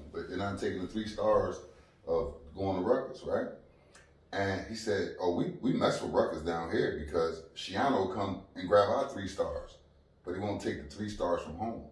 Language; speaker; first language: English; native; English